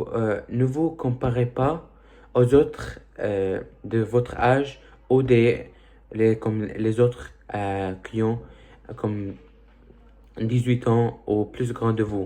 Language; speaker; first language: French; early bilingual, other home language; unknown